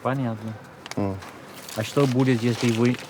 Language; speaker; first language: Russian; non-native, learner; Dutch